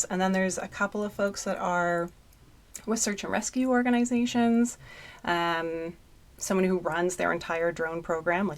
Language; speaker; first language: English; native; English